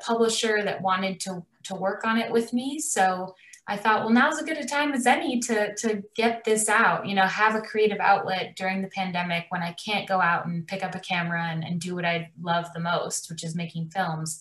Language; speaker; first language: English; native; English